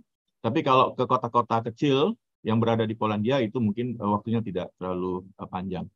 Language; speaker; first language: Indonesian; native; Indonesian